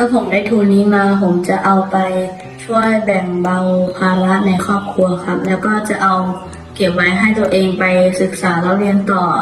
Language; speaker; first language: Thai; native; Thai